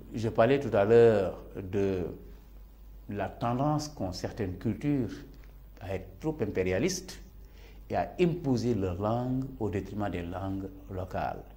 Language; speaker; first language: French; non-native, local second language; Serer